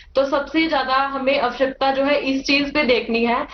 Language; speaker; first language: Hindi; native; Hindi